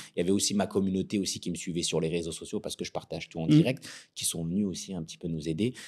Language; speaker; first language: French; non-native, local second language; Arabic